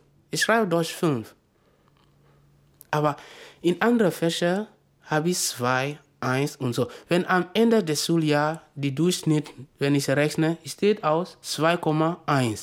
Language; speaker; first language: German; early bilingual, other home language; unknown